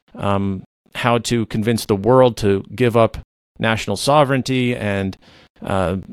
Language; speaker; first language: English; non-native, fluent; Low German